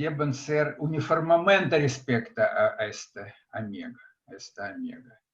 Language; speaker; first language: Spanish; non-native, fluent; Russian